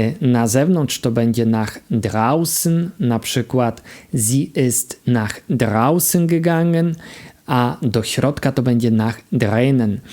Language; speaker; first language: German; non-native, fluent; Polish